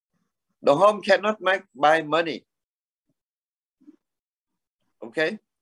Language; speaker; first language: English; non-native, learner; Vietnamese